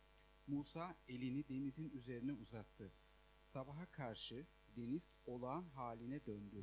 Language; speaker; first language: Turkish; native; Turkish